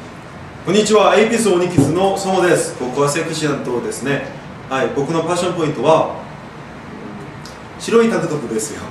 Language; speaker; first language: Japanese; non-native, learner; Korean